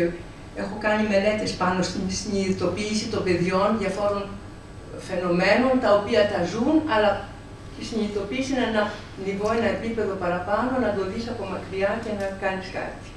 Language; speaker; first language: Greek; native; Greek